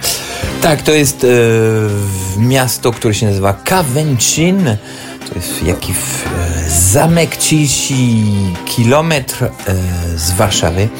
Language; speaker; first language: Polish; non-native, fluent; French